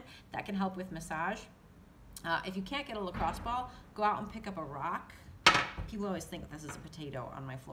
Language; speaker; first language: English; native; English